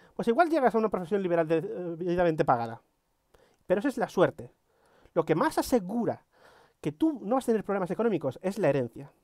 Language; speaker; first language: Spanish; native; Spanish